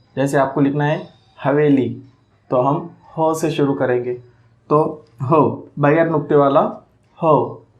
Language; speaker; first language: Hindi; non-native, local second language; Urdu